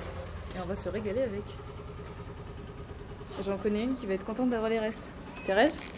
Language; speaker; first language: French; native; French